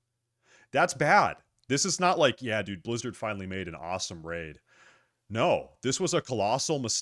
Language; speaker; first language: English; native; English